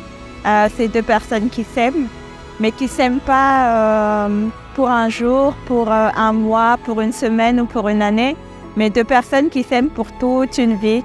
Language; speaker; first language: French; early bilingual, other home language; Malagasy